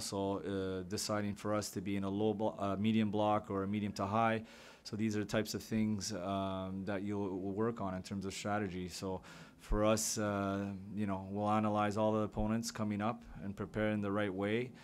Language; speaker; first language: English; early bilingual, other home language; French